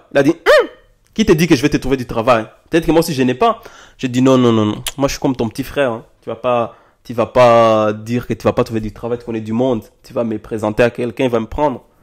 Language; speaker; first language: French; non-native, local second language; Lingala